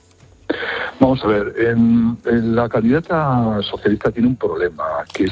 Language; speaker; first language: Spanish; native; Spanish